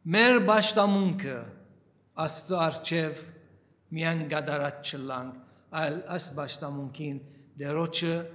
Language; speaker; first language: Armenian; early bilingual, heritage; Armenian